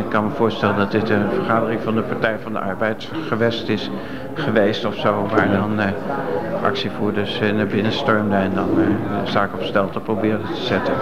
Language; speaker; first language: Dutch; native; Dutch